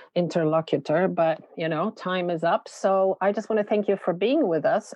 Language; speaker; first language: English; non-native, fluent; Polish